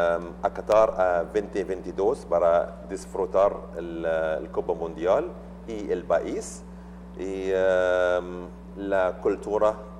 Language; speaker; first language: Spanish; non-native, learner; Arabic